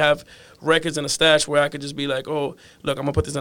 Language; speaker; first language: English; native; English